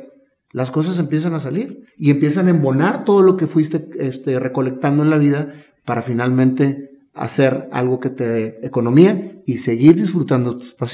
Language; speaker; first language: Spanish; native; Spanish